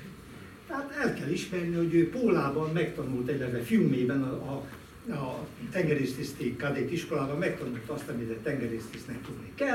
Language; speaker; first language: Hungarian; native; Hungarian